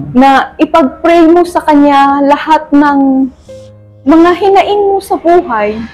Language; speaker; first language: Filipino; non-native, local second language; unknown